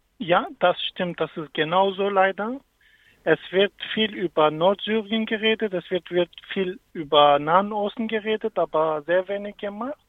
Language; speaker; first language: German; non-native, fluent; Kurdish